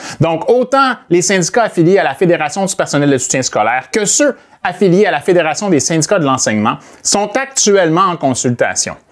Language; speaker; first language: French; native; French